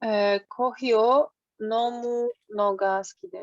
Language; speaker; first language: Japanese; non-native, learner; Polish